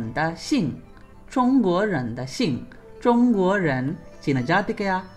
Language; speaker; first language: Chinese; non-native, fluent; Sinhala